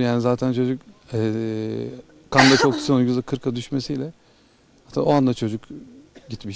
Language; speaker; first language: Turkish; native; Turkish